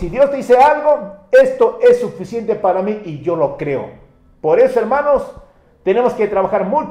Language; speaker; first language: Spanish; native; Spanish